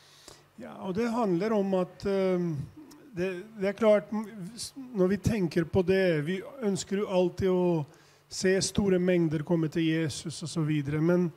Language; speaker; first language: Swedish; non-native, fluent; Albanian